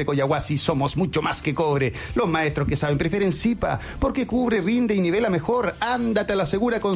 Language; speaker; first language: Spanish; native; Spanish